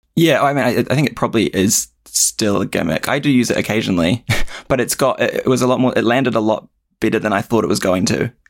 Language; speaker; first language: English; native; English